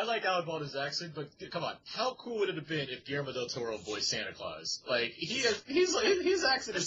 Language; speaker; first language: English; native; English